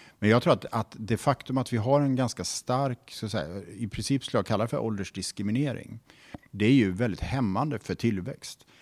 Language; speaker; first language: Swedish; native; Swedish